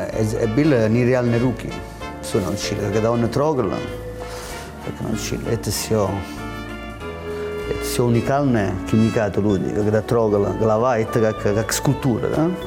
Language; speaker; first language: Russian; non-native, learner; Italian